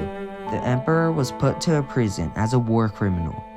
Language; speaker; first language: English; non-native, fluent; Chinese